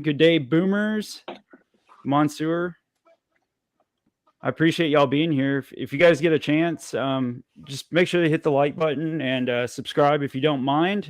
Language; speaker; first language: English; native; English